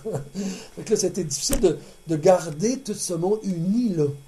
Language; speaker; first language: French; native; French